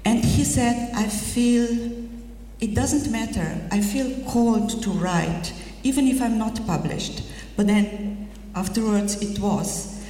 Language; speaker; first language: English; non-native, fluent; Slovenian